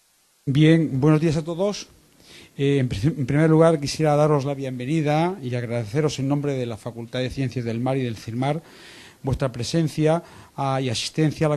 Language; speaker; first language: Spanish; native; Spanish